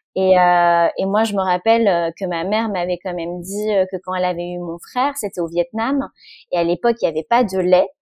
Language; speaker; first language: French; early bilingual, other home language; Vietnamese